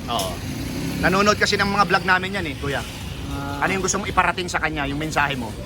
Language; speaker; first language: Filipino; non-native, local second language; Bikol